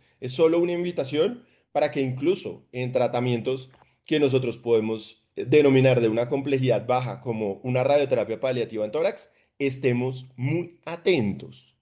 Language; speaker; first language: Spanish; native; Spanish